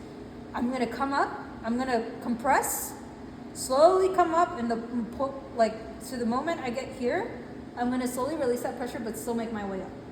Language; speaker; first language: English; native; English